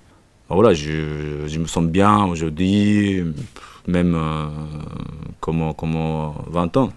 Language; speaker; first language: French; non-native, learner; Japanese